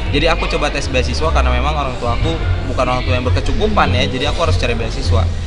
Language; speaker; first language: Indonesian; native; Indonesian